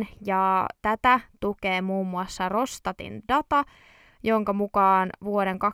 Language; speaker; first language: Finnish; native; Finnish